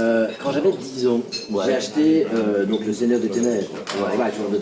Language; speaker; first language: French; native; French